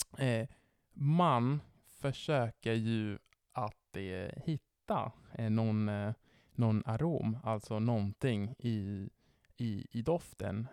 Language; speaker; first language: Swedish; non-native, fluent; Italian